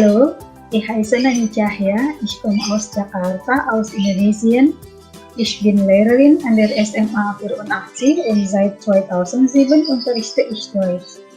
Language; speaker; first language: German; non-native, learner; Indonesian